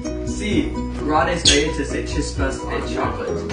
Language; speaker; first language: Spanish; non-native, learner; English